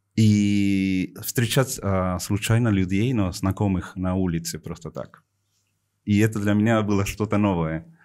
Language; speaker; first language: Russian; non-native, fluent; Spanish